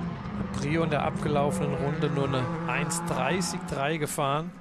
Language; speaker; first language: German; native; German